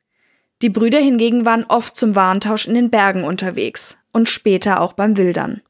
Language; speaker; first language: German; native; German